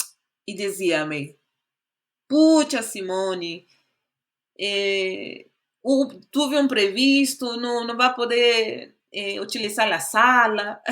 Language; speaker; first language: Spanish; non-native, fluent; Portuguese